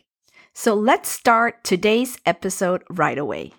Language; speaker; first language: English; non-native, fluent; Cantonese